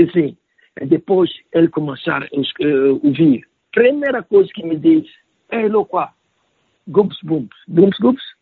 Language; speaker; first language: Portuguese; non-native, learner; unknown